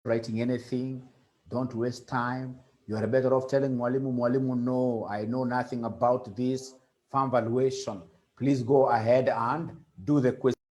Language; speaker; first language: English; non-native, local second language; Swahili